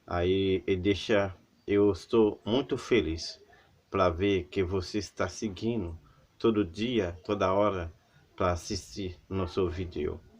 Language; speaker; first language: Portuguese; non-native, learner; Haitian Creole